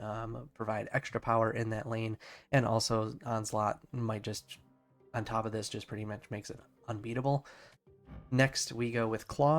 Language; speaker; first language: English; native; English